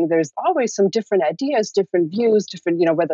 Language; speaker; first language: English; non-native, fluent; German